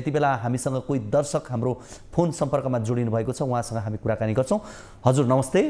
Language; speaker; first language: Nepali; native; Nepali